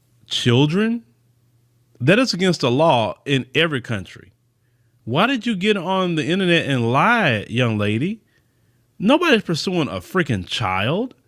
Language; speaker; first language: English; native; English